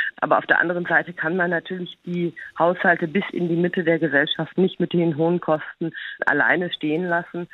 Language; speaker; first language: German; native; German